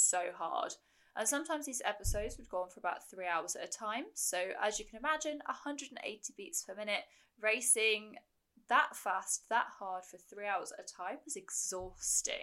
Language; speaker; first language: English; native; English